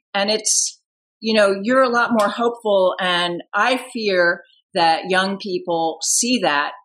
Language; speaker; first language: English; native; English